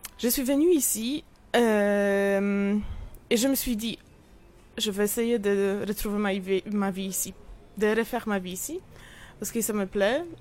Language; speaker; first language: French; non-native, fluent; Polish